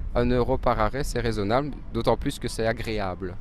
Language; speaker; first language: French; native; French